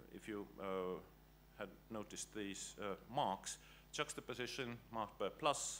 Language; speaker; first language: English; non-native, fluent; Estonian